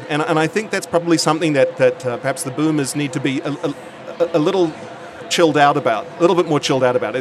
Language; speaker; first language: English; native; English